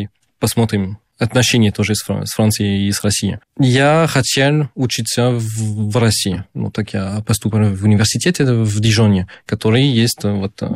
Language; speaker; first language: Russian; non-native, fluent; French